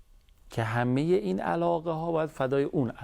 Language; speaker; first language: Persian; native; Persian